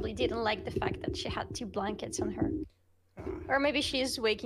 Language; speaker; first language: English; non-native, fluent; Russian